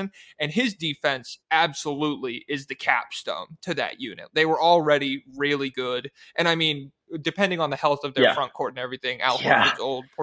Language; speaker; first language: English; native; English